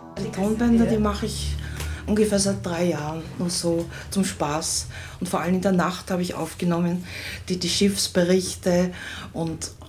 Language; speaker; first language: German; native; German